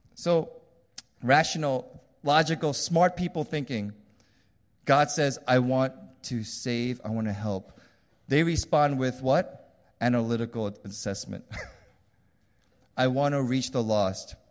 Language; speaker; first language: English; early bilingual, other home language; Korean